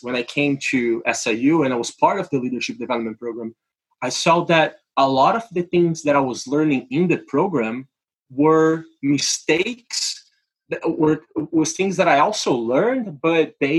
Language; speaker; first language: English; non-native, fluent; Portuguese